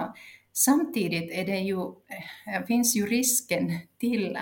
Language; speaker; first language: Swedish; non-native, local second language; Finnish